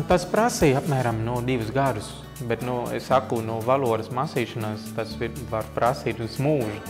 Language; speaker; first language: Latvian; non-native, fluent; Vietnamese